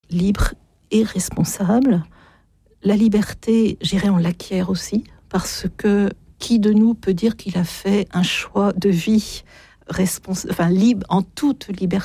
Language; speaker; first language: French; native; French